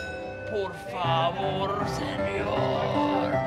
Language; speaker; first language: Spanish; non-native, learner; English